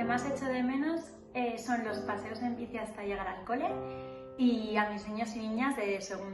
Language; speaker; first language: Spanish; native; Spanish